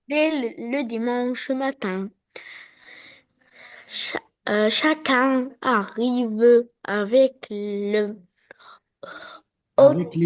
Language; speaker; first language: French; non-native, learner; Arabic